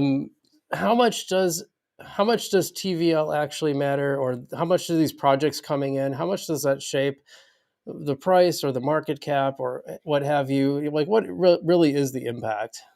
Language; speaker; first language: English; native; English